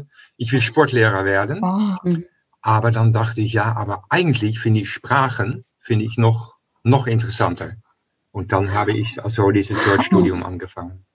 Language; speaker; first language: German; non-native, fluent; Dutch